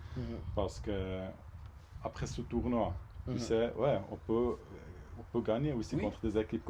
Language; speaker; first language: French; non-native, local second language; German